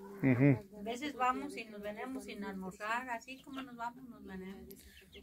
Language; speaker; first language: Spanish; native; Spanish